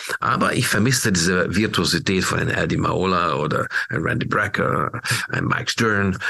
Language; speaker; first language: German; non-native, fluent; Hungarian